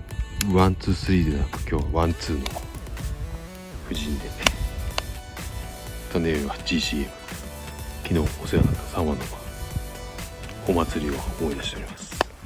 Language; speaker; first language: Japanese; native; Japanese